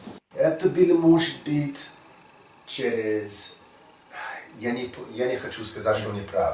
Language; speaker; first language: Russian; non-native, learner; English